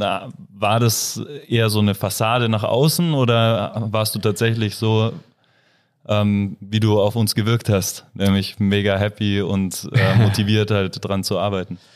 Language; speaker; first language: German; native; German